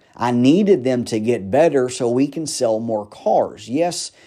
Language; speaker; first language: English; native; English